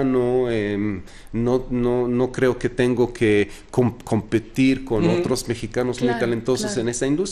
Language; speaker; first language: Spanish; non-native, fluent; Arabic